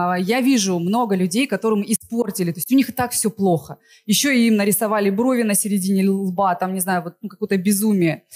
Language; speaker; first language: Russian; native; Russian